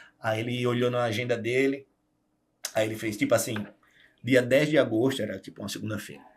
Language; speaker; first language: Portuguese; native; Portuguese